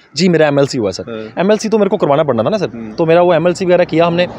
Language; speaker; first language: Hindi; native; Hindi